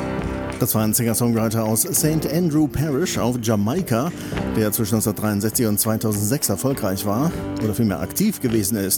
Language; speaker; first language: German; native; German